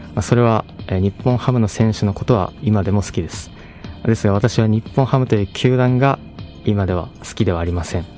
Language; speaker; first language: Japanese; native; Japanese